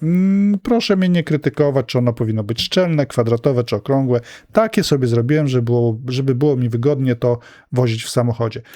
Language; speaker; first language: Polish; native; Polish